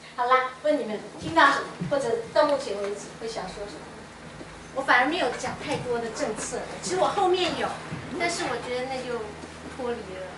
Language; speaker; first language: Chinese; native; Chinese